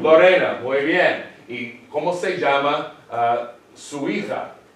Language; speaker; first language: Spanish; non-native, fluent; English